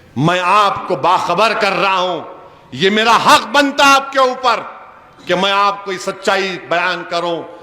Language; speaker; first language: Urdu; native; Urdu